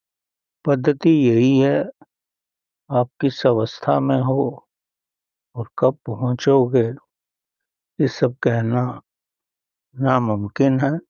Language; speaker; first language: Hindi; native; Hindi